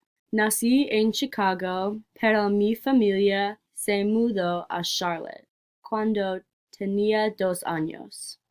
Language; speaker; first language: Spanish; non-native, learner; English